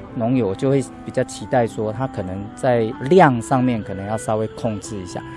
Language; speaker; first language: Chinese; native; Chinese